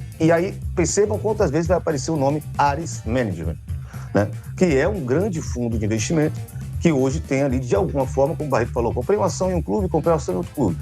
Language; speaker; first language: Portuguese; native; Portuguese